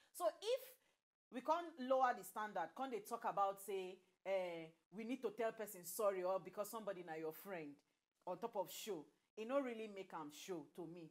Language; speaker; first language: Nigerian Pidgin; native; Nigerian Pidgin